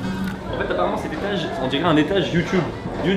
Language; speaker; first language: French; native; French